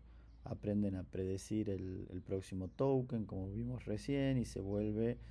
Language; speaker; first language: Spanish; native; Spanish